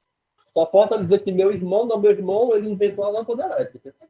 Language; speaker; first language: Portuguese; native; Portuguese